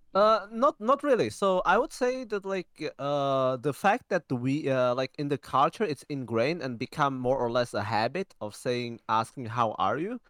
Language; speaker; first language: English; early bilingual, heritage; Czech